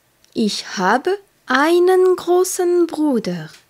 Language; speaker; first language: German; non-native, fluent; French